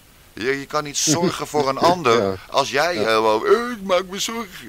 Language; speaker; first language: Dutch; native; Dutch